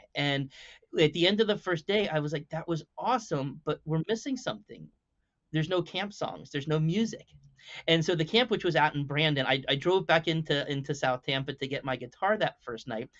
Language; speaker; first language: English; native; English